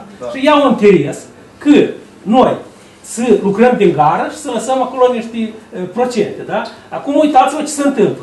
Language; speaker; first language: Romanian; native; Romanian